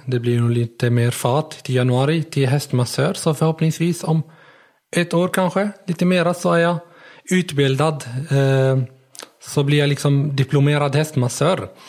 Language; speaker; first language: Swedish; non-native, fluent; Arabic